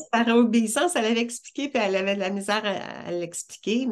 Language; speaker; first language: French; native; French